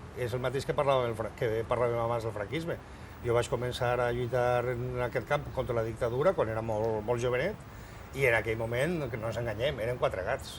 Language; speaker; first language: Catalan; native; Catalan